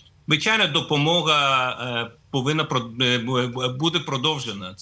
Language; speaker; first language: Ukrainian; non-native, fluent; Russian